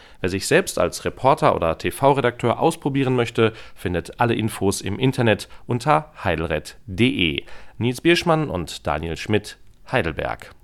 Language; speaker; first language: German; native; German